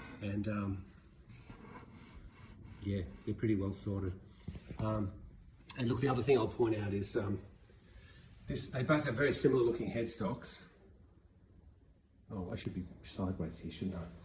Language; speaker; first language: English; native; English